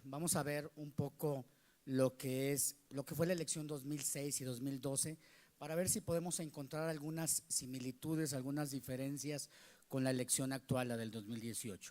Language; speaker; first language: Spanish; native; Spanish